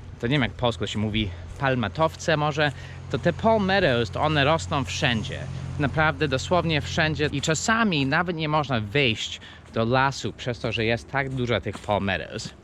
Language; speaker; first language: Polish; non-native, fluent; English